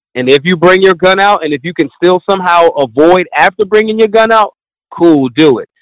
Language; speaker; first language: English; native; English